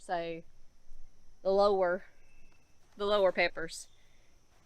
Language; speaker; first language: English; native; English